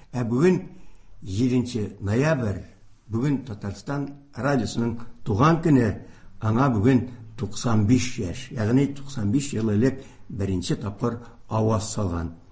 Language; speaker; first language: Tatar; native; Tatar